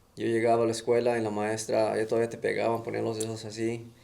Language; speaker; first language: Spanish; early bilingual, other home language; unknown